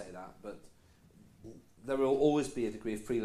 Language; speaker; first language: English; non-native, local second language; Estonian